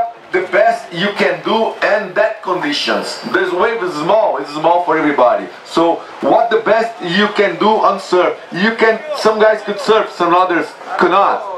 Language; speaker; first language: English; non-native, learner; Portuguese